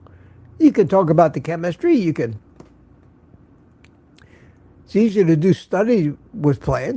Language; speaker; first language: English; native; English